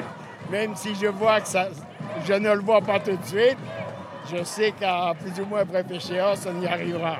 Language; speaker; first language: French; early bilingual, other home language; Spanish